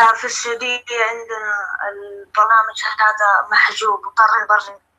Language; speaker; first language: Arabic; native; Arabic